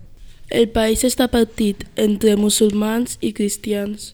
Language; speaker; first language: Catalan; early bilingual, other home language; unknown